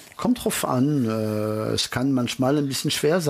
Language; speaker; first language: German; early bilingual, heritage; French